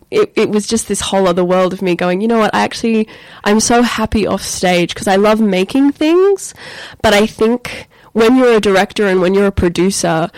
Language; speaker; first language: English; native; English